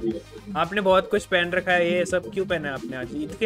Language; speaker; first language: Hindi; native; Hindi